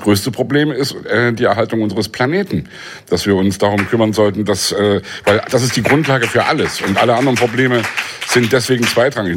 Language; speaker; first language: German; native; German